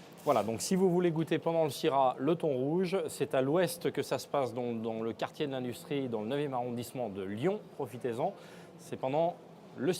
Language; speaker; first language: French; native; French